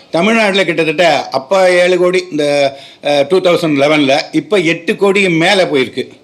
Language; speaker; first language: Tamil; native; Tamil